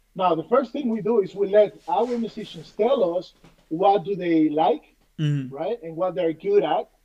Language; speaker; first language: English; non-native, fluent; Spanish